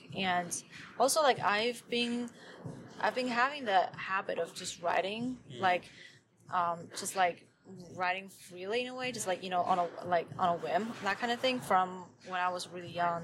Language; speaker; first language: English; non-native, fluent; Chinese